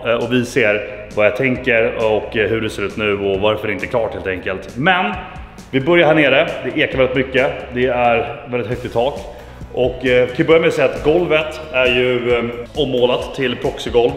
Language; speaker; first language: Swedish; native; Swedish